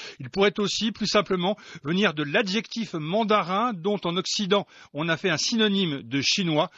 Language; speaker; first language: French; native; French